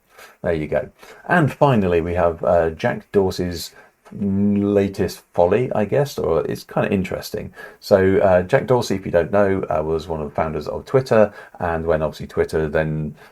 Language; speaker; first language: English; native; English